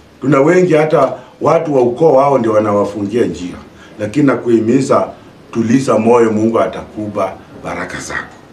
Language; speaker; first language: Swahili; non-native, local second language; Luyia